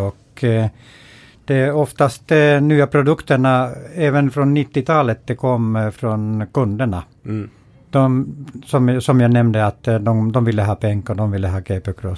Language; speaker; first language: Swedish; non-native, fluent; Finnish